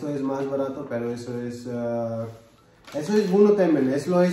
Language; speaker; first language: Spanish; non-native, learner; Hindi